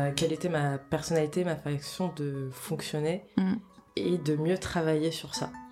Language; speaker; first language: French; early bilingual, other home language; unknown